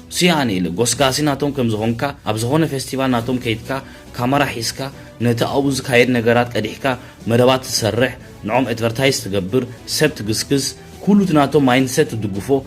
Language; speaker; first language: Tigrinya; early bilingual, heritage; Tigrinya